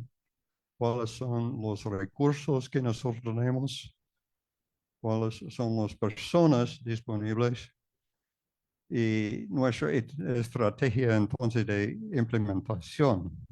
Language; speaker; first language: Spanish; non-native, fluent; English